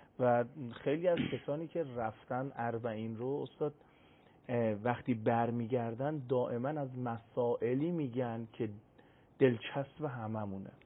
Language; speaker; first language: Persian; native; Persian